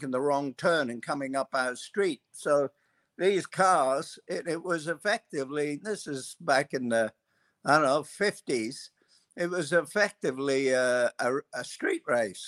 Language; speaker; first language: English; native; English